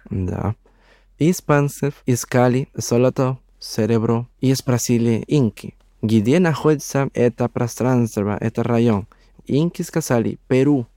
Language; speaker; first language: Russian; non-native, learner; Spanish